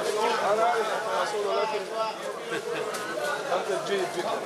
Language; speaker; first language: Arabic; non-native, learner; Tajik